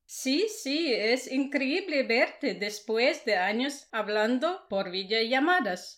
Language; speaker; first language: Spanish; non-native, fluent; Russian